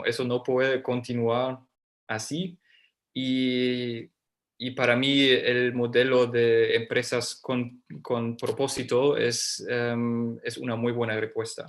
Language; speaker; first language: Spanish; non-native, fluent; German